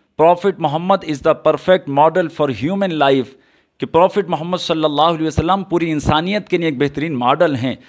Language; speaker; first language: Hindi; native; Hindi